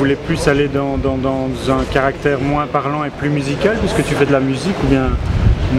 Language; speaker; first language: French; native; French